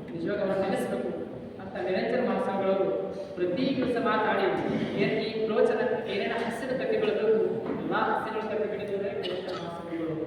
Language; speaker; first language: Kannada; non-native, local second language; Marathi